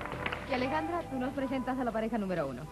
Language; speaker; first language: Spanish; native; Spanish